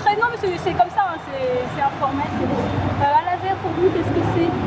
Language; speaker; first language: French; native; French